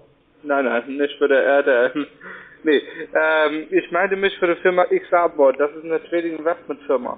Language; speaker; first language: German; non-native, learner; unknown